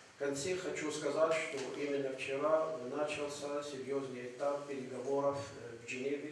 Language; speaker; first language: Russian; non-native, fluent; Arabic